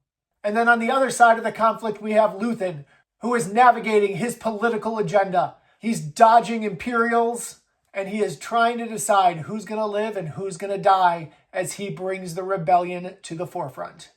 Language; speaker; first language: English; native; English